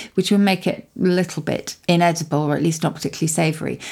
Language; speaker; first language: English; native; English